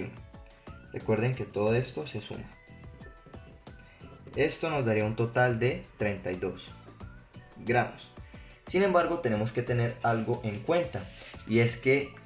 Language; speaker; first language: Spanish; native; Spanish